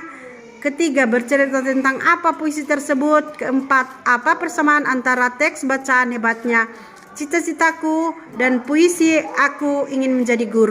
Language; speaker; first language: Indonesian; native; Indonesian